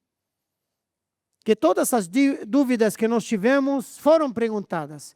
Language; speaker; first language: Portuguese; non-native, fluent; Arabic